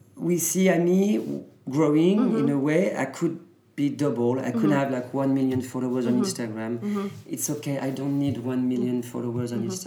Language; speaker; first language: English; early bilingual, other home language; French